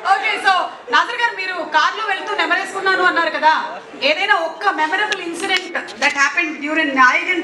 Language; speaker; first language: Telugu; native; Telugu